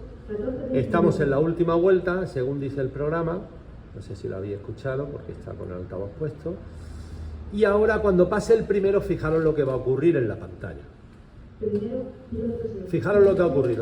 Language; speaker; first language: Spanish; native; Spanish